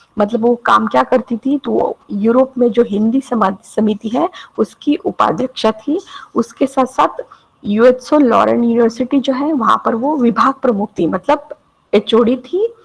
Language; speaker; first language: Hindi; non-native, local second language; Marathi